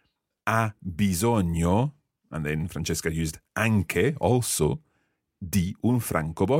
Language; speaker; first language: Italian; non-native, fluent; English